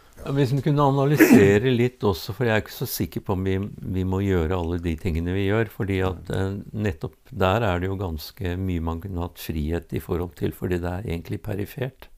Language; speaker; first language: Norwegian; native; Norwegian